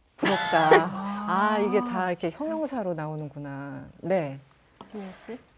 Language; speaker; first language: Korean; native; Korean